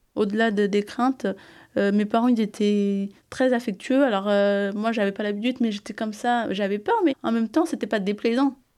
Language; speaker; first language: French; early bilingual, other home language; Amharic